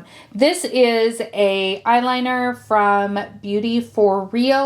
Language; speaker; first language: English; native; English